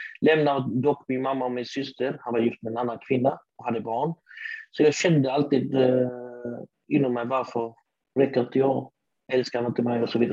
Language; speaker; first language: Swedish; early bilingual, other home language; Arabic